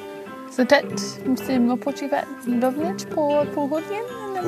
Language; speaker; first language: Czech; non-native, learner; English